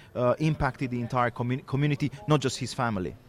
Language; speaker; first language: English; non-native, fluent; Romanian